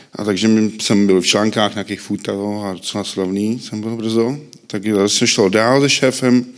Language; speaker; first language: Czech; native; Czech